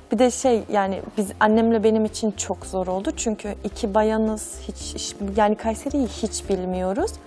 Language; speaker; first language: Turkish; native; Turkish